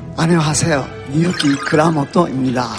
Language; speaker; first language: Korean; non-native, learner; Japanese